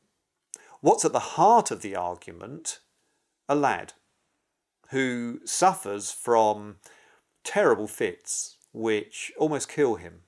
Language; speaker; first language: English; native; English